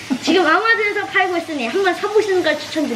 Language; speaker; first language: Korean; native; Korean